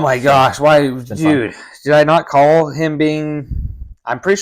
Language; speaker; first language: English; native; English